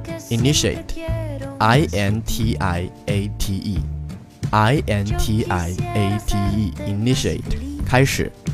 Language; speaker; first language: English; non-native, fluent; Chinese